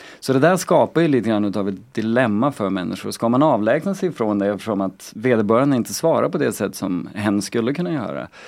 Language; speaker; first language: Swedish; native; Swedish